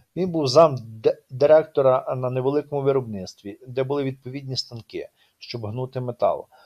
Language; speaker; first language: Ukrainian; native; Ukrainian